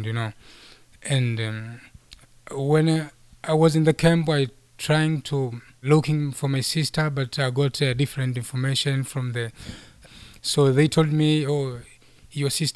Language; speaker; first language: English; non-native, local second language; Somali